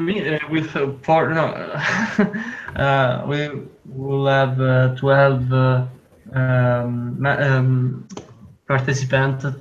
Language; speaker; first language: English; non-native, learner; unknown